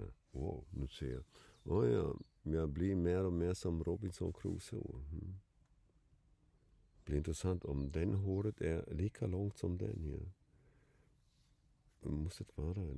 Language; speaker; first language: Swedish; non-native, fluent; German